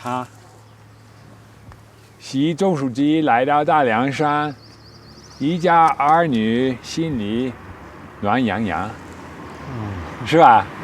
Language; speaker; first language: Chinese; non-native, fluent; Dutch